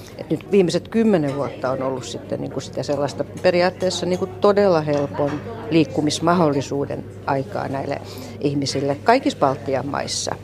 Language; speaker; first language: Finnish; native; Finnish